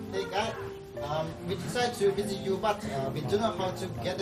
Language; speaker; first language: English; non-native, learner; Hmong